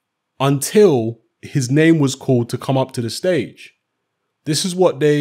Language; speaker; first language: English; native; English